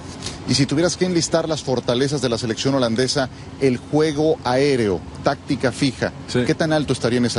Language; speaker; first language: Spanish; native; Spanish